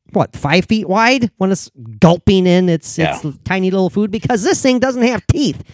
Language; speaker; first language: English; native; English